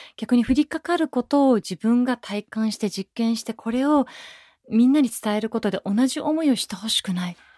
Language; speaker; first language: Japanese; early bilingual, other home language; Persian